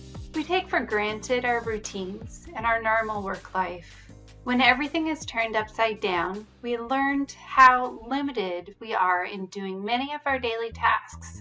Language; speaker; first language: English; native; English